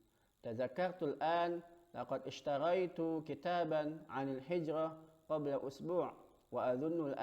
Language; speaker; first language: Arabic; non-native, fluent; Indonesian